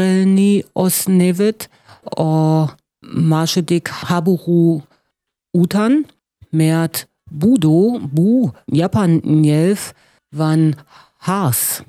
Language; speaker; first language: Hungarian; non-native, learner; German